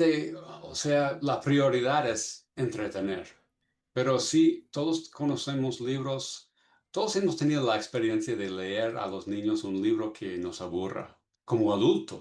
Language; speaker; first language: Spanish; non-native, fluent; English